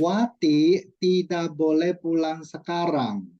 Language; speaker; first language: Indonesian; non-native, fluent; Chinese